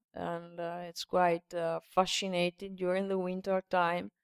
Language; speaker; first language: English; non-native, learner; Italian